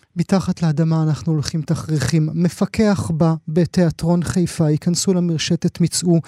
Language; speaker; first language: Hebrew; native; Hebrew